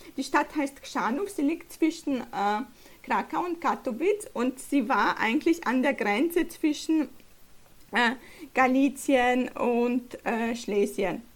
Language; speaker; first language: German; early bilingual, other home language; Polish